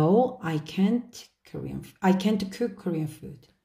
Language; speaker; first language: English; non-native, fluent; Korean